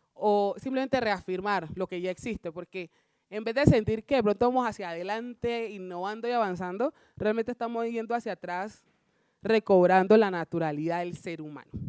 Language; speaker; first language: Spanish; native; Spanish